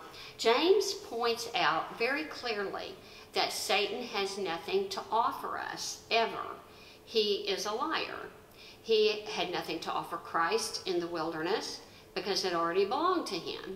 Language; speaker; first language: English; native; English